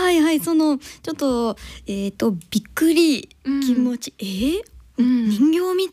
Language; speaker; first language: Japanese; non-native, learner; English